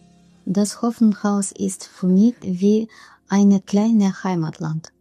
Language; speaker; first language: German; non-native, learner; Russian